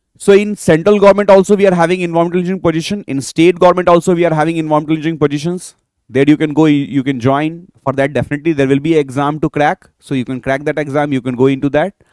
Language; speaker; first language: English; non-native, local second language; Hindi